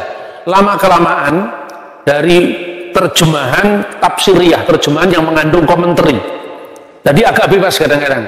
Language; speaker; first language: Indonesian; native; Indonesian